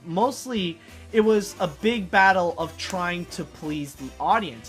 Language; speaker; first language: English; native; English